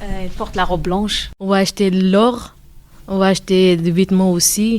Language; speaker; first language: French; non-native, learner; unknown